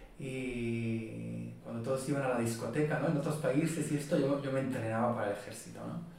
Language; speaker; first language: Spanish; non-native, fluent; Hebrew